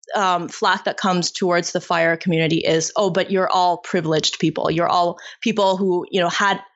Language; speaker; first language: English; non-native, fluent; Chinese